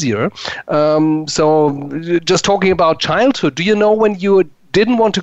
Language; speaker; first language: English; non-native, fluent; German